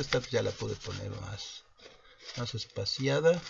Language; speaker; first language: Spanish; native; Spanish